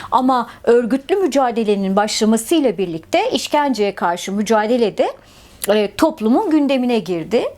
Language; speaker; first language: Turkish; native; Turkish